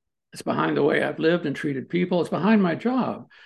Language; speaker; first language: English; native; English